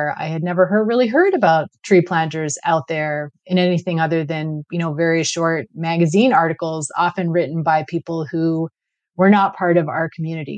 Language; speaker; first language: English; native; English